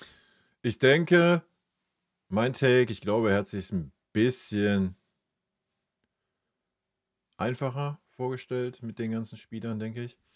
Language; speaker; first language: German; native; German